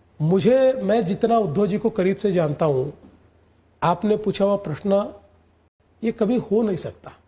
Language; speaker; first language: Hindi; non-native, local second language; Marathi